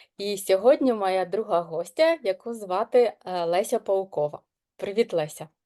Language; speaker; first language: Ukrainian; non-native, local second language; Russian